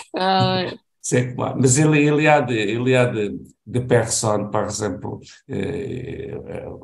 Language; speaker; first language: French; non-native, fluent; Portuguese